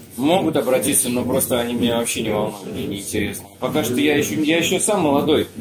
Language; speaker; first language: Russian; native; Russian